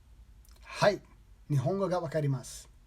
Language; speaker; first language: Japanese; non-native, learner; English